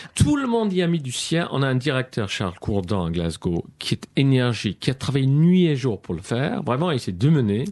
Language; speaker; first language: French; non-native, fluent; English